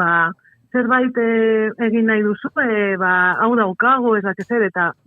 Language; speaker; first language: Basque; non-native, local second language; Spanish